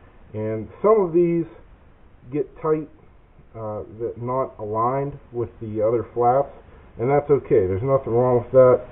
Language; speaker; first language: English; native; English